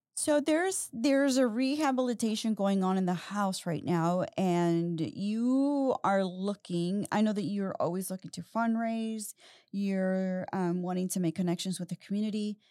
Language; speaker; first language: English; native; English